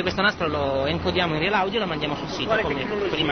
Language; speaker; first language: Italian; native; Italian